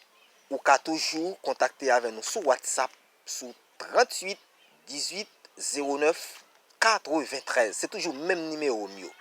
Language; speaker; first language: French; non-native, learner; Haitian Creole